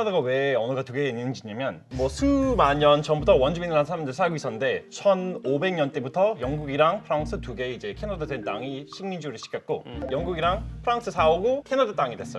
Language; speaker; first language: Korean; non-native, fluent; English